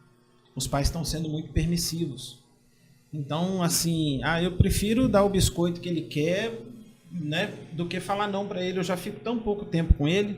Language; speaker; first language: Portuguese; native; Portuguese